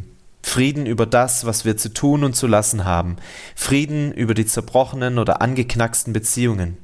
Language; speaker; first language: German; native; German